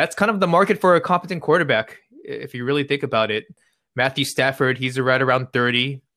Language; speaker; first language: English; native; English